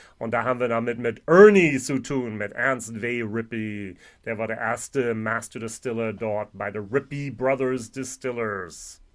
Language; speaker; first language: German; non-native, fluent; English